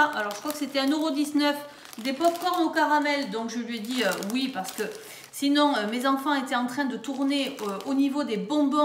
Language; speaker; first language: French; native; French